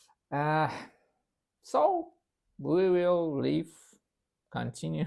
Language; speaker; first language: English; non-native, learner; Russian